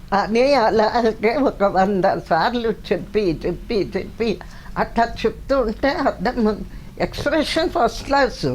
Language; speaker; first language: Telugu; non-native, local second language; Kannada